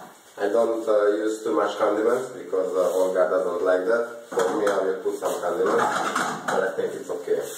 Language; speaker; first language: English; non-native, learner; Hungarian